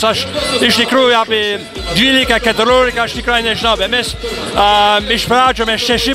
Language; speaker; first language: Lithuanian; early bilingual, heritage; Lithuanian